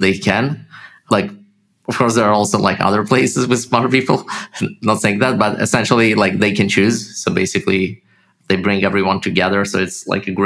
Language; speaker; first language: English; non-native, fluent; Russian